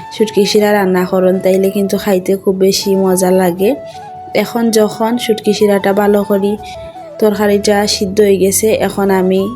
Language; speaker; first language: Bangla; non-native, local second language; Sylheti